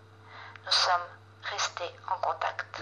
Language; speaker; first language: French; native; French